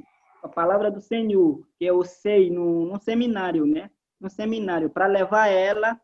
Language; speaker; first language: Portuguese; non-native, local second language; Ticuna